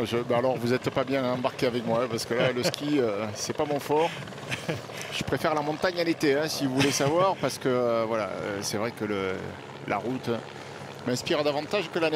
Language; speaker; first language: French; native; French